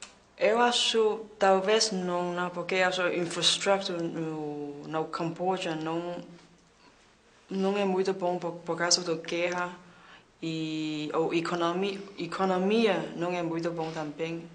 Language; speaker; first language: Portuguese; non-native, learner; Khmer